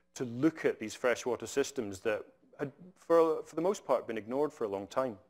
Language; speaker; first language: English; native; English